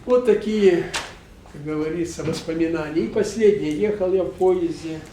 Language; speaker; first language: Russian; non-native, local second language; Ukrainian